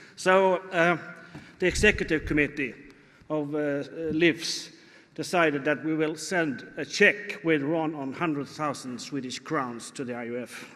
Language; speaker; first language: English; non-native, fluent; Swedish